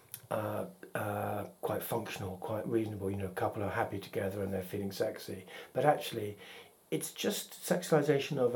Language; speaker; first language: English; native; English